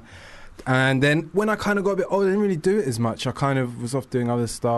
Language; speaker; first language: English; native; English